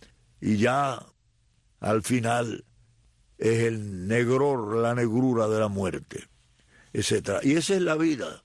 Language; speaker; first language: Spanish; native; Spanish